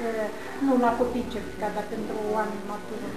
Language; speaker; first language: Romanian; non-native, local second language; Russian